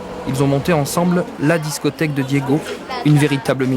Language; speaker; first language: French; native; French